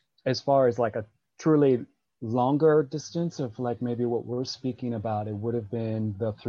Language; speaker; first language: English; native; English